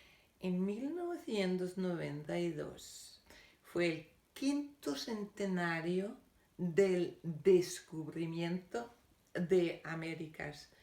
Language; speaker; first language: Spanish; non-native, fluent; Danish